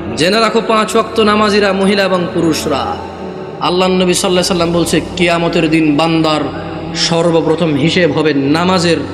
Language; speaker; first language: Bangla; early bilingual, heritage; Bangla